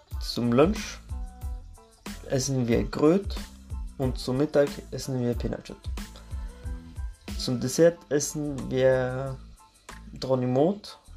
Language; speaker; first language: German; non-native, learner; Norwegian